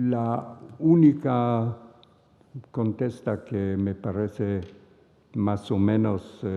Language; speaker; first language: Spanish; non-native, fluent; Hebrew